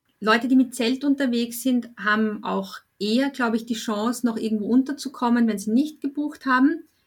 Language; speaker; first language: German; native; German